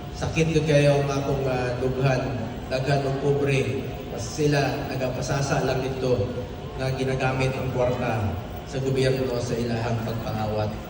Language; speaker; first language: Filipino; non-native, local second language; Cebuano